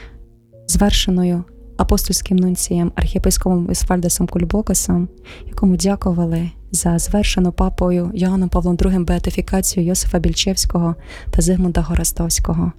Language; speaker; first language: Ukrainian; native; Ukrainian